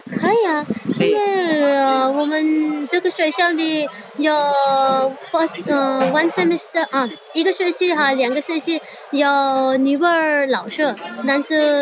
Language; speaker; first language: Chinese; non-native, learner; Nepali